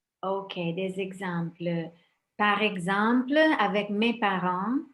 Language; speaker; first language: French; non-native, fluent; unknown